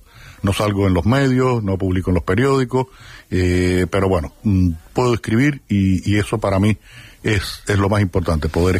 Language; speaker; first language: Spanish; native; Spanish